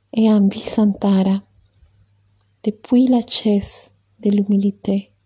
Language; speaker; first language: French; non-native, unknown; Spanish